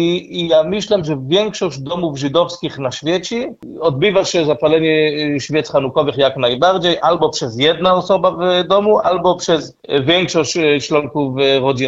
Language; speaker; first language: Polish; non-native, learner; Hebrew